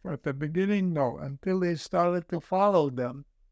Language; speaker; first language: English; non-native, fluent; Polish